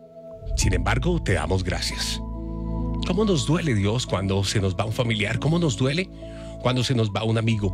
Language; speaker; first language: Spanish; native; Spanish